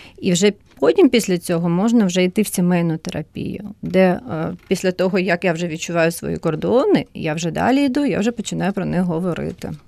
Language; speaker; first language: Ukrainian; non-native, local second language; Russian